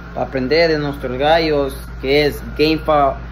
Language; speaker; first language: Spanish; early bilingual, heritage; Spanish